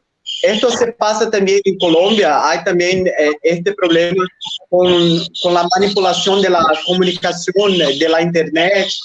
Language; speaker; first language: Spanish; non-native, fluent; Portuguese